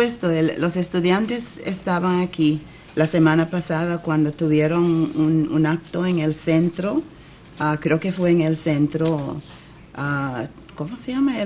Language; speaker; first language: Spanish; non-native, fluent; English